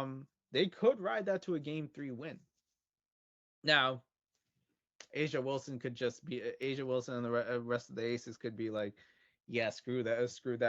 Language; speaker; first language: English; native; English